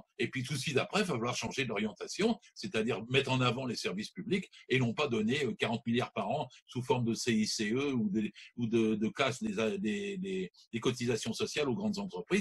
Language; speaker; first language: French; native; French